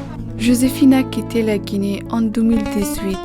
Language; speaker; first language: French; non-native, learner; Persian